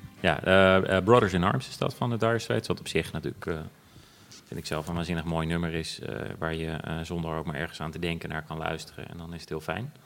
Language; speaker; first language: Dutch; native; Dutch